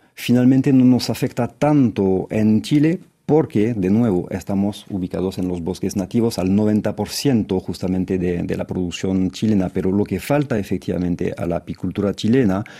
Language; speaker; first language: Spanish; non-native, fluent; French